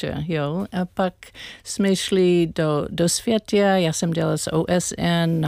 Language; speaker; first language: Czech; non-native, learner; English